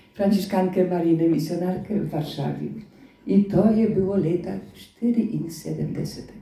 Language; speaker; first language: Slovenian; non-native, fluent; Polish